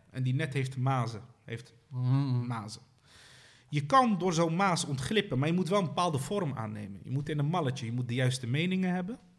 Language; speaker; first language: Dutch; early bilingual, other home language; Arabic